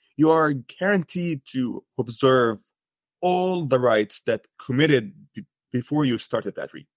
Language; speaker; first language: English; non-native, fluent; Arabic